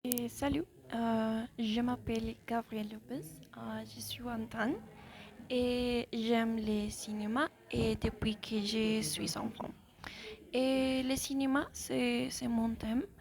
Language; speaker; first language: French; non-native, learner; Spanish